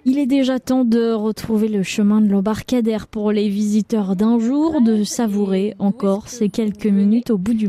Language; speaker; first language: French; native; French